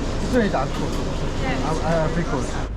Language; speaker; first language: English; non-native, learner; Korean